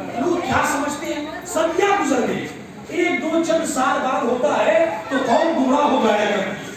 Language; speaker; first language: Urdu; native; Urdu